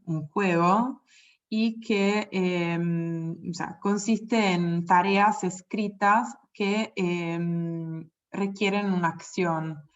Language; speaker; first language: Spanish; non-native, fluent; Italian